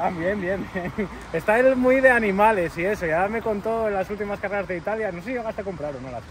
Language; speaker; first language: Spanish; native; Spanish